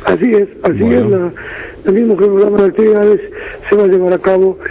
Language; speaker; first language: Spanish; native; Spanish